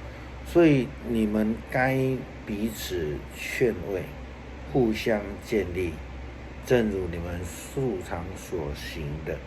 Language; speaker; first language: Chinese; native; Chinese